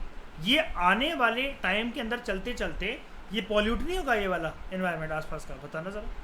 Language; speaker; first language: Hindi; native; Hindi